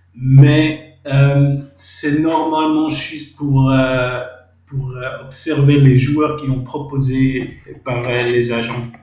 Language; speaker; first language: French; non-native, local second language; Swiss German